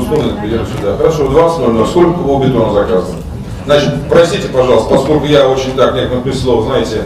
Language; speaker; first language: Russian; native; Russian